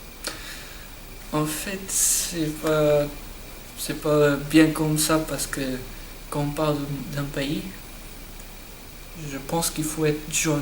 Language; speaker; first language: French; non-native, learner; Portuguese